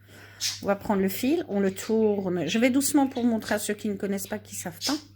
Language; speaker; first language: French; native; French